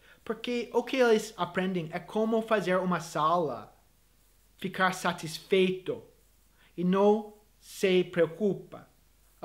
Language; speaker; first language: Portuguese; non-native, fluent; English